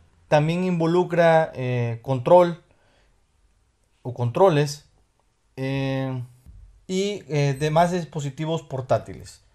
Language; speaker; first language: Spanish; native; Spanish